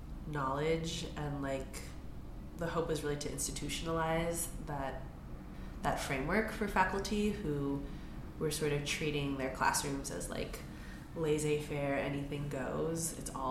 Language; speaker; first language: English; native; English